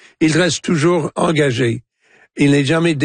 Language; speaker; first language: French; non-native, local second language; English